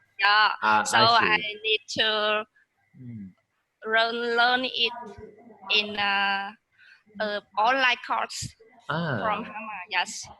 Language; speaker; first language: English; non-native, learner; Vietnamese